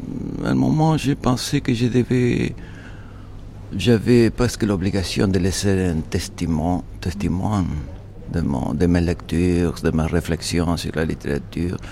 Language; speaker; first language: French; non-native, fluent; Spanish